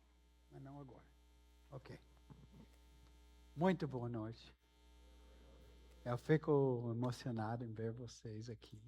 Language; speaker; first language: Portuguese; non-native, fluent; English